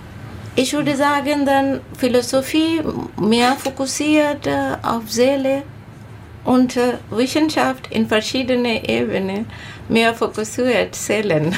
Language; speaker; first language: German; non-native, learner; Bangla